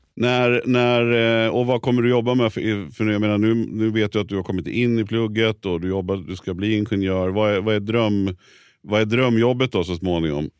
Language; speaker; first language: Swedish; native; Swedish